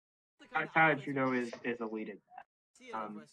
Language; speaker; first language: English; native; English